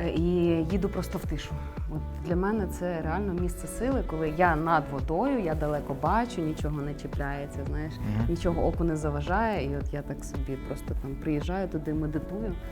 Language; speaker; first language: Ukrainian; native; Ukrainian